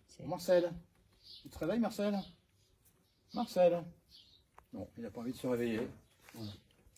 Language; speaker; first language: French; native; French